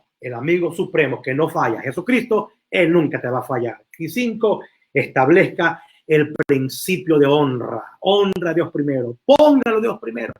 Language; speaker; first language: Spanish; native; Spanish